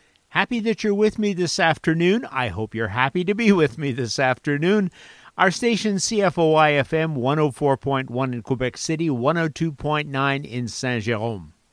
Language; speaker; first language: English; native; English